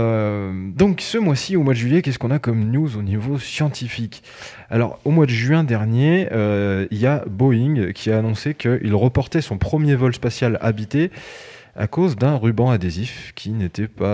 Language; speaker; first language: French; native; French